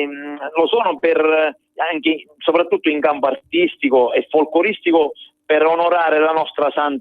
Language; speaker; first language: Italian; native; Italian